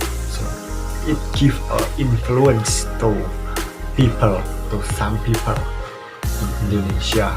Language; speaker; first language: English; non-native, learner; Indonesian